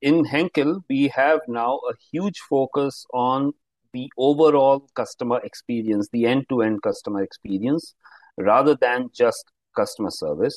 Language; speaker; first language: English; non-native, local second language; Hindi